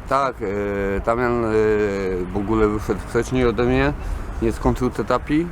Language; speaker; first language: Polish; native; Polish